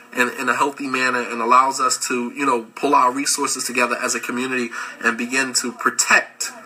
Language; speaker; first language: English; native; English